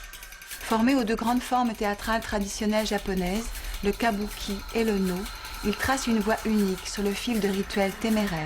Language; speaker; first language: French; native; French